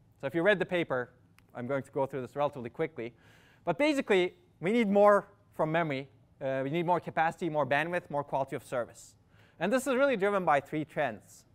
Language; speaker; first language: English; non-native, fluent; Turkish